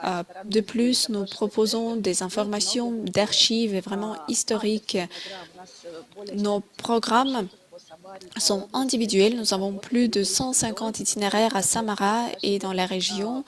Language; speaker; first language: French; non-native, fluent; Russian